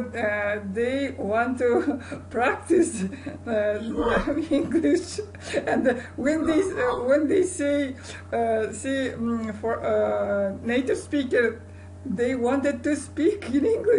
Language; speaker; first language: English; non-native, learner; Kazakh